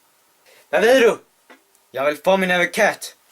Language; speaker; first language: Danish; non-native, learner; Icelandic